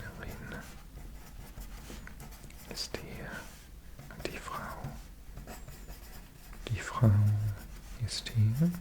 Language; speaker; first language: German; non-native, learner; English